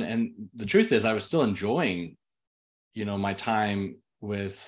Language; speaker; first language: English; native; English